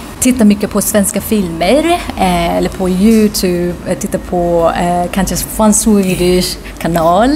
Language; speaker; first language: Swedish; non-native, fluent; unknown